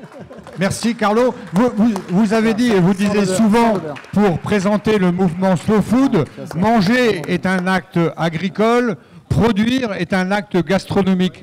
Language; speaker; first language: French; native; French